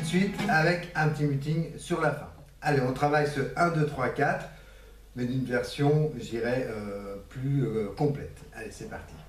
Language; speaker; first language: French; native; French